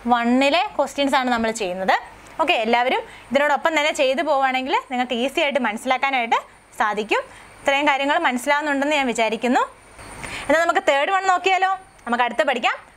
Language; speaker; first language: Malayalam; native; Malayalam